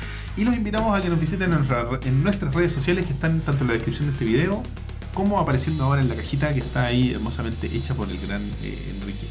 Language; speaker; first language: Spanish; native; Spanish